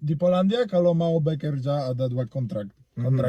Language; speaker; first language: Indonesian; non-native, learner; Polish